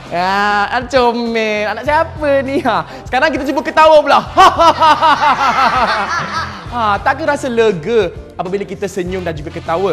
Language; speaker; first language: Malay; native; Malay